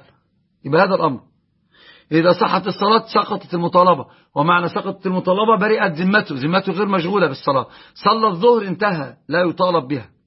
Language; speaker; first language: Arabic; native; Arabic